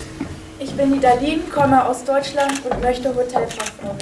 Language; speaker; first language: German; non-native, learner; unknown